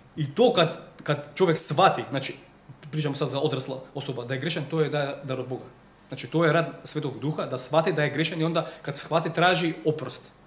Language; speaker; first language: Serbian; non-native, fluent; Macedonian